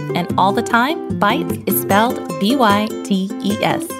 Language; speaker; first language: English; early bilingual, other home language; Norwegian